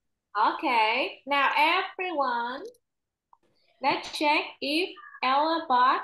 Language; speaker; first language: English; non-native, fluent; Vietnamese